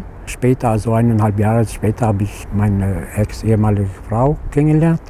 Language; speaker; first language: German; non-native, learner; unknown